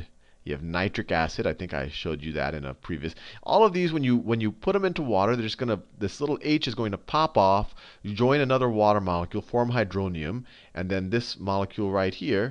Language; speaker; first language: English; native; English